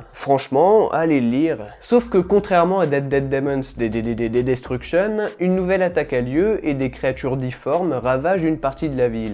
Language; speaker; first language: French; native; French